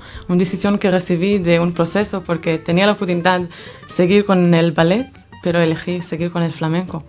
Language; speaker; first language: Spanish; non-native, fluent; Hebrew